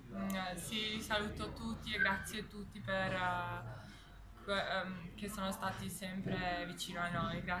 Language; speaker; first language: Italian; non-native, learner; Albanian